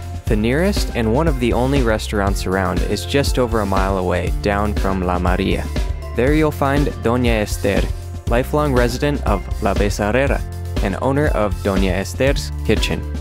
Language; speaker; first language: English; native; English